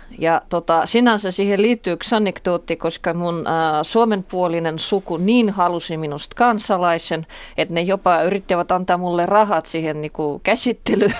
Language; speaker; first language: Finnish; non-native, fluent; Russian